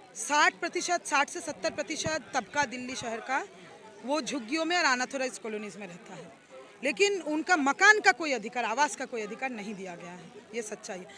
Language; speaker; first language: Hindi; non-native, local second language; Bangla